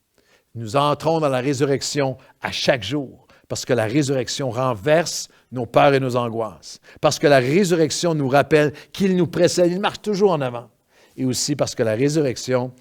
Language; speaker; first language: French; native; French